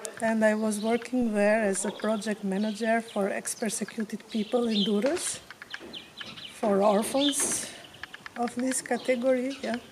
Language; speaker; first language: English; non-native, fluent; Albanian